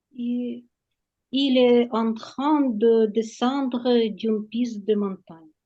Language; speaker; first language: French; non-native, learner; Ukrainian